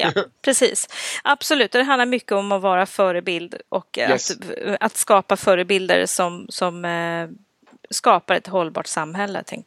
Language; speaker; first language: Swedish; native; Swedish